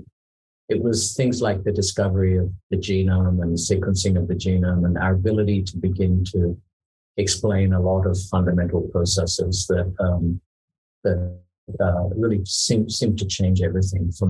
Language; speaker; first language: English; native; English